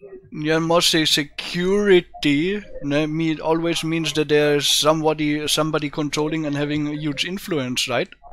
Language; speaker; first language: English; non-native, fluent; German